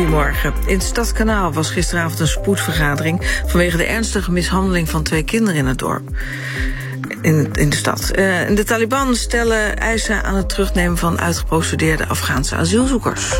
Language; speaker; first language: Dutch; native; Dutch